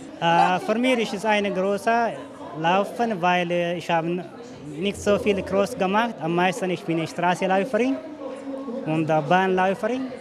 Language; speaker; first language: German; non-native, learner; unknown